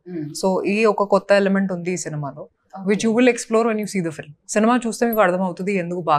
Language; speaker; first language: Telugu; non-native, fluent; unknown